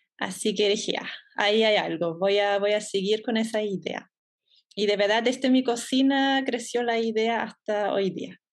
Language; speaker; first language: Spanish; non-native, fluent; German